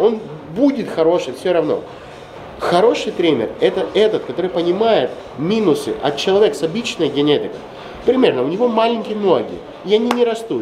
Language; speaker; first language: Russian; non-native, fluent; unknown